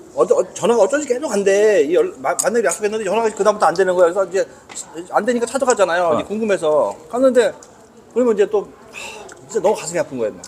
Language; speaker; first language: Korean; native; Korean